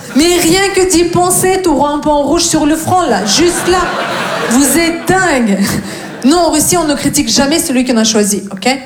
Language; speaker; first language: French; non-native, fluent; Russian